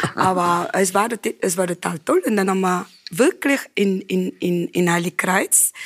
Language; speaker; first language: German; non-native, fluent; Afrikaans